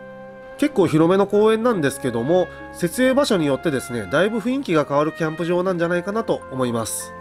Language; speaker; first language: Japanese; native; Japanese